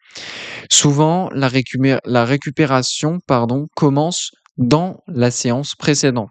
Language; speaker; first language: French; native; French